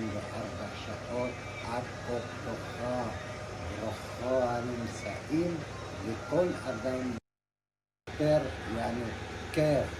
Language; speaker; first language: Hebrew; non-native, local second language; Arabic